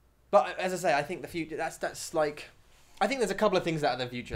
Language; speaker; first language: English; native; English